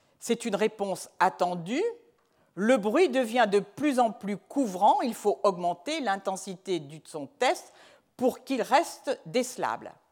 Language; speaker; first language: French; native; French